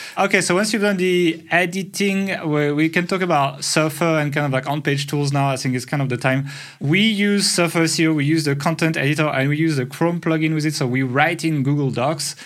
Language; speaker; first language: English; non-native, fluent; French